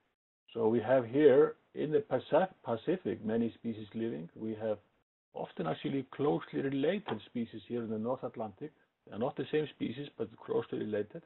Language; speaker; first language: English; non-native, fluent; Icelandic